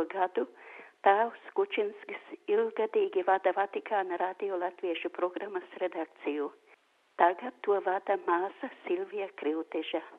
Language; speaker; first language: Latvian; native; Latvian